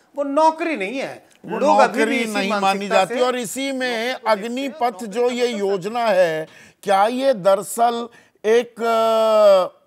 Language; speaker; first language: Hindi; native; Hindi